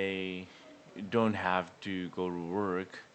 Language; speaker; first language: English; non-native, learner; Korean